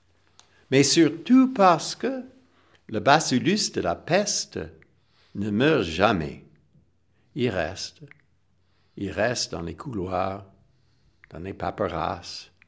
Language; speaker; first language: French; non-native, fluent; English